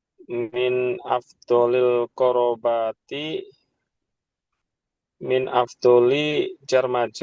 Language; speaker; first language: Arabic; non-native, learner; Indonesian